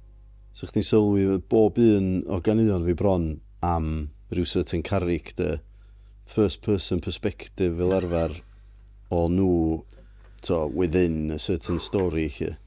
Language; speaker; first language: Welsh; native; Welsh